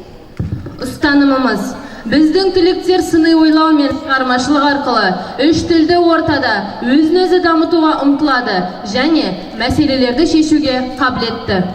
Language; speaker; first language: Kazakh; native; Kazakh